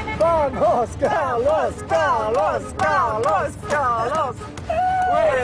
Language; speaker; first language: Spanish; non-native, learner; French